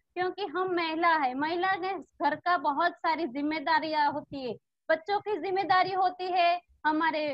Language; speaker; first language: Hindi; non-native, local second language; Gujarati